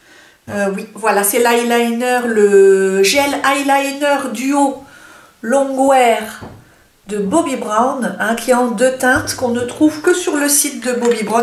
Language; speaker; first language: French; native; French